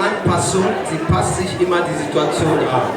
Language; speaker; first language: German; non-native, learner; French